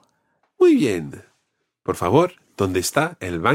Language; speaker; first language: Spanish; non-native, fluent; English